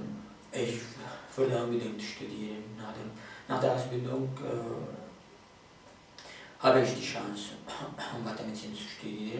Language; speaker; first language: German; non-native, fluent; Kurdish